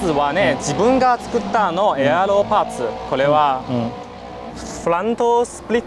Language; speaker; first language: Japanese; non-native, learner; Chinese